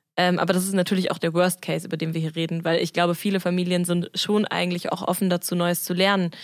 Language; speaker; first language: German; native; German